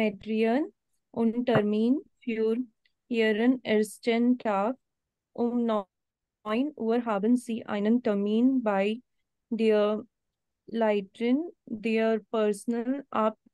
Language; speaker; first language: German; non-native, learner; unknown